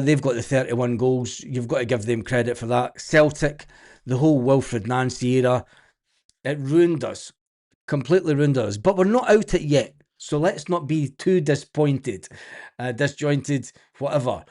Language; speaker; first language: English; native; English